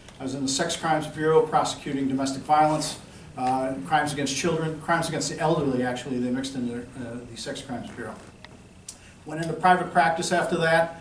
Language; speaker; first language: English; native; English